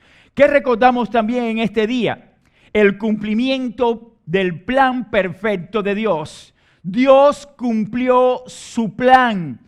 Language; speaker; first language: Spanish; native; Spanish